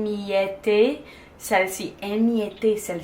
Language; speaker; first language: French; non-native, fluent; English